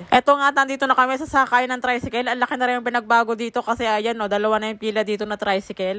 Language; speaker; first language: Filipino; native; Filipino